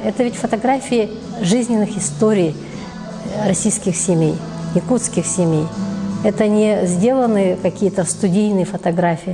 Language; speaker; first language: Russian; native; Russian